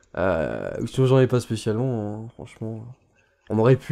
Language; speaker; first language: French; native; French